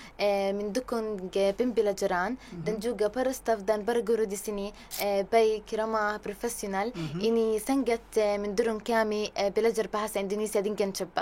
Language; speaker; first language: Indonesian; non-native, learner; Arabic